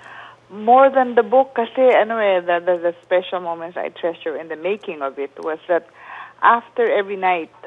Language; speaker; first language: English; non-native, local second language; Filipino